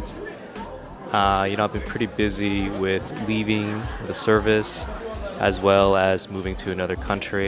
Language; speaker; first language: English; native; English